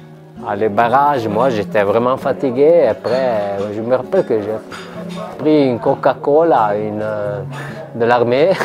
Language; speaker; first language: French; non-native, learner; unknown